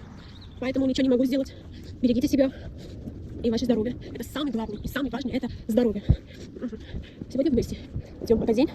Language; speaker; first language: Russian; non-native, fluent; Armenian